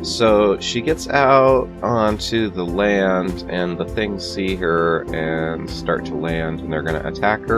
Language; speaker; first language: English; native; English